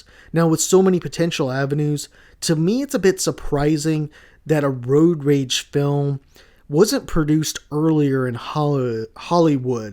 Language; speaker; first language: English; native; English